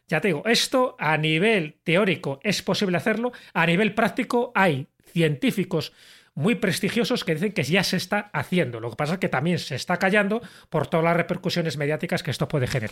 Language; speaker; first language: Spanish; native; Spanish